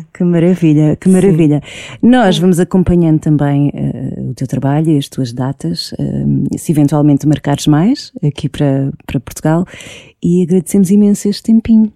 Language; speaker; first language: Portuguese; native; Portuguese